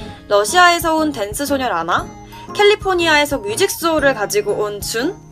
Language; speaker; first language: Korean; native; Korean